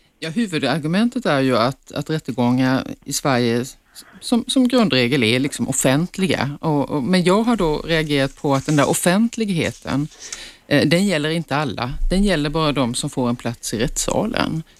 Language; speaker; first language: Swedish; native; Swedish